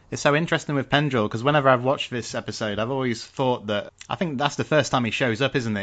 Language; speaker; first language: English; native; English